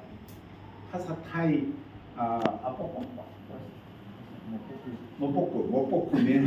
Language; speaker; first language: Thai; non-native, learner; Korean